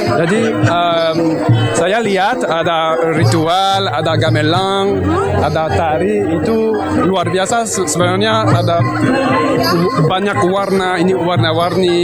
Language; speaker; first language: Indonesian; non-native, learner; French